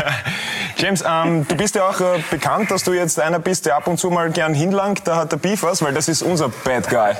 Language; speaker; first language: German; native; German